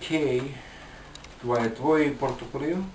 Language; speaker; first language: Bulgarian; non-native, learner; Finnish